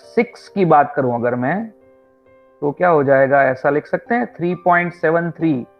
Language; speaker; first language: Hindi; non-native, local second language; Gujarati